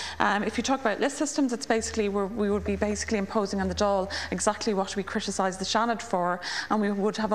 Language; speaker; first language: English; native; English